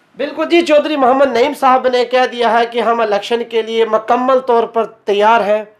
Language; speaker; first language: Urdu; non-native, local second language; Pahari-Potwari